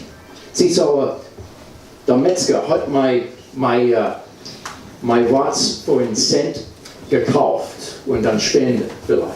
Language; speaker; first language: German; non-native, learner; English